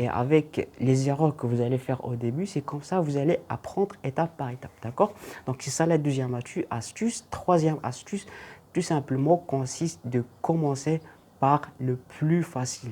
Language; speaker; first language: French; non-native, local second language; Arabic